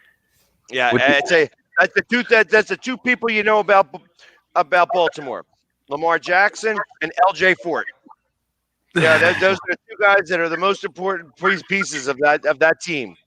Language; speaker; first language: English; native; English